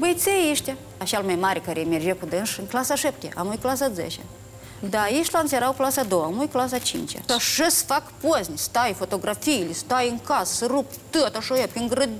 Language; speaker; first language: Romanian; native; Romanian